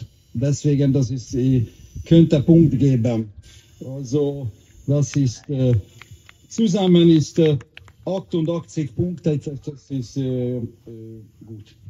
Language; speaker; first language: German; non-native, learner; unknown